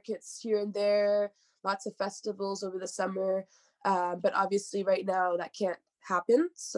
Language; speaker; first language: English; native; English